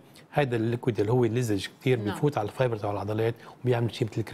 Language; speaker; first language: Arabic; native; Arabic